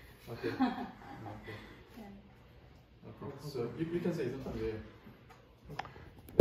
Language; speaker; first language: English; non-native, learner; Korean